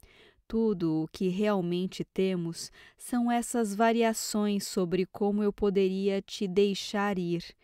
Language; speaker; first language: Portuguese; native; Portuguese